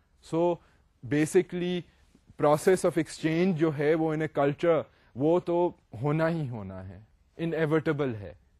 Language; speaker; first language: English; non-native, local second language; Urdu